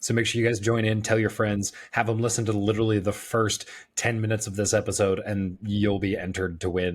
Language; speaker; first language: English; native; English